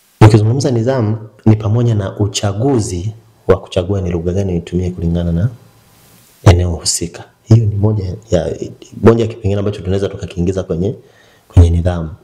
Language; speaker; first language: Swahili; native; Swahili